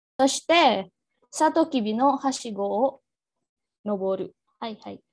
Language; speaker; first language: Japanese; non-native, learner; Indonesian